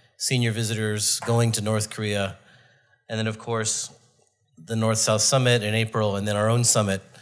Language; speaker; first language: English; native; English